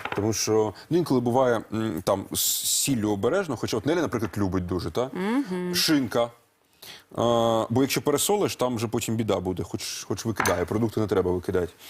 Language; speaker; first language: Ukrainian; native; Ukrainian